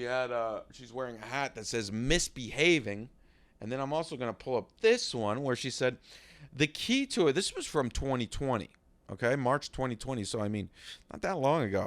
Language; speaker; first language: English; native; English